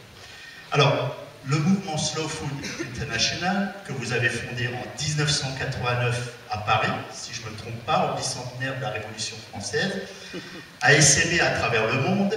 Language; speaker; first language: French; native; French